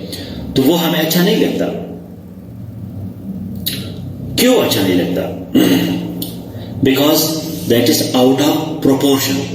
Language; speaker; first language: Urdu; non-native, local second language; Pashto